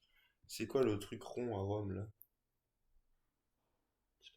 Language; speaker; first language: French; native; French